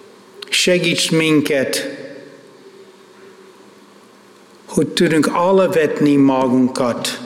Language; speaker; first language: Hungarian; non-native, fluent; English